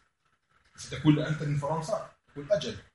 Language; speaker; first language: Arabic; non-native, fluent; French